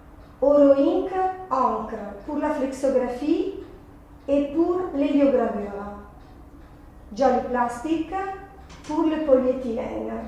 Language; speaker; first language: French; non-native, fluent; Italian